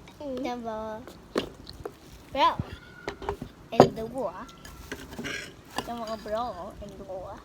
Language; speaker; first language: Swedish; early bilingual, other home language; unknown